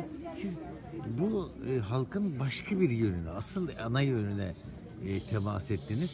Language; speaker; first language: Turkish; native; Turkish